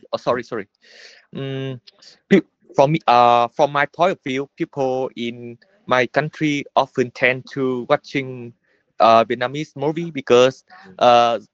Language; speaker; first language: English; non-native, learner; Vietnamese